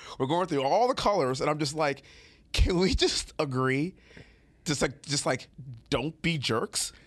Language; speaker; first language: English; native; English